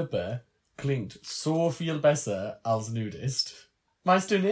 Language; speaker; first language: German; non-native, learner; English